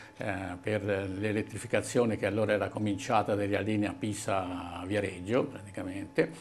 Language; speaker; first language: Italian; native; Italian